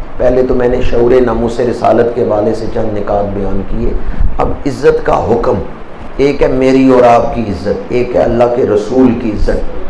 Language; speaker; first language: Urdu; non-native, local second language; Punjabi